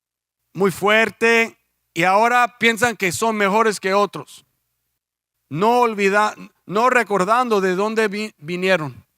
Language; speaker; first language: Spanish; early bilingual, heritage; Spanish